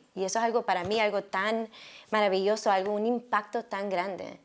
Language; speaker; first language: Spanish; early bilingual, heritage; Spanish